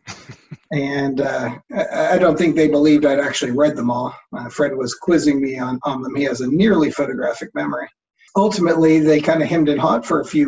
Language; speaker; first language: English; native; English